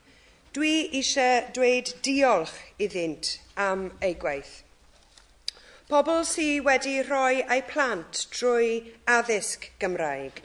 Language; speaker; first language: Welsh; non-native, local second language; English